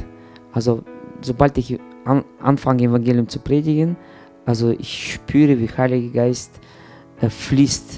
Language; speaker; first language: German; non-native, fluent; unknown